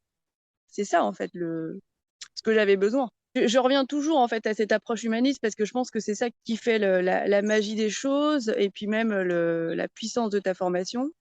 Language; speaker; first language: French; native; French